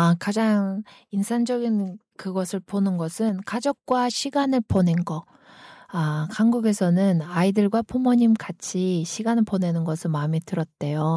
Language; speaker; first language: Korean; non-native, fluent; Kyrgyz